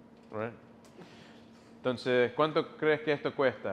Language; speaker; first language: Spanish; early bilingual, heritage; Spanish